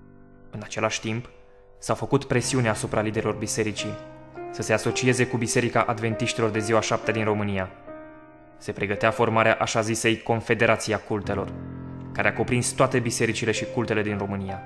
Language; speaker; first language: Romanian; native; Romanian